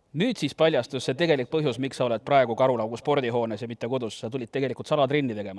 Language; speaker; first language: Estonian; native; Estonian